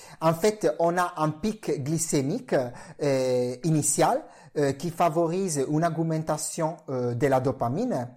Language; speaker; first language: French; non-native, fluent; Italian